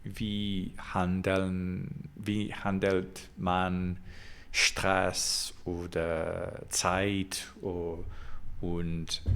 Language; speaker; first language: German; non-native, learner; English